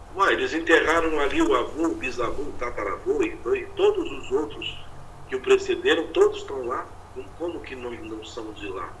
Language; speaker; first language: Portuguese; native; Portuguese